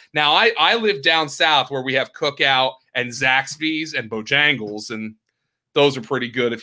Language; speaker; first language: English; native; English